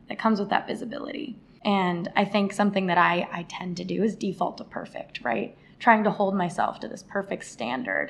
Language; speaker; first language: English; native; English